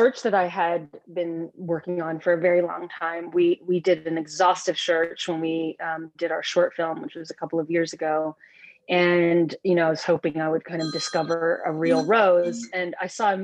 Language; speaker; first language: English; native; English